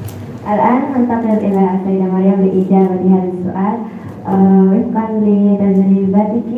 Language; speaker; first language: Arabic; non-native, learner; Indonesian